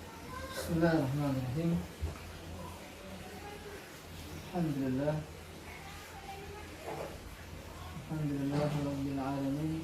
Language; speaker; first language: Arabic; non-native, fluent; Indonesian